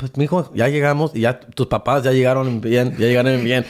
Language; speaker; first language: Spanish; early bilingual, other home language; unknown